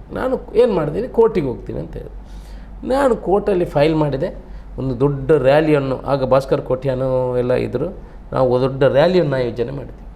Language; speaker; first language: Kannada; non-native, local second language; Tulu